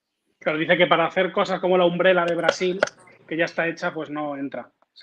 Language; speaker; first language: Spanish; native; Spanish